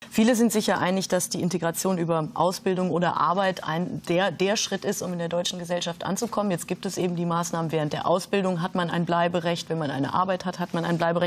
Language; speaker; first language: German; native; German